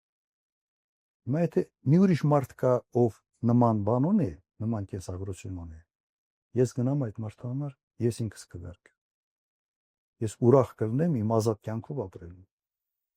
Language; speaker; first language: Armenian; native; Armenian